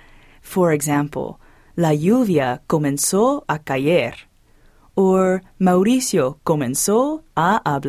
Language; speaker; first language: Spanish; non-native, learner; English